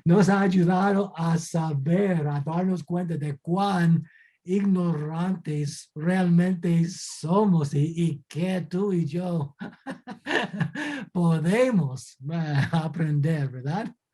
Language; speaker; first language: Spanish; non-native, fluent; English